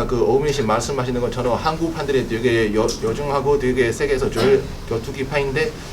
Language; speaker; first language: Korean; non-native, learner; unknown